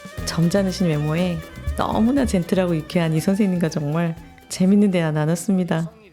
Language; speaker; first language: Korean; native; Korean